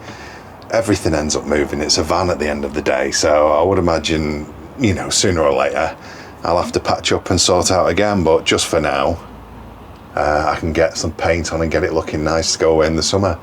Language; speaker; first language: English; native; English